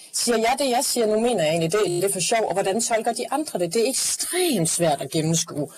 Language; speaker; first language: Danish; native; Danish